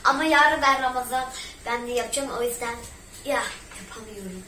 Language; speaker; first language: Turkish; early bilingual, heritage; Turkish